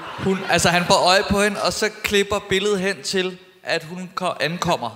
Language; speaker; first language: Danish; early bilingual, other home language; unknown